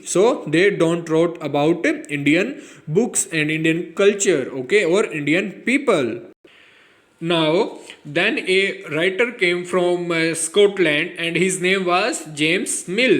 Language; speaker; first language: English; non-native, local second language; Hindi